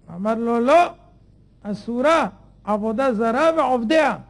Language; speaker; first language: Hebrew; native; Hebrew